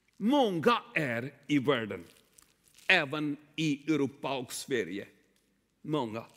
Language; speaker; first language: Swedish; non-native, learner; Urdu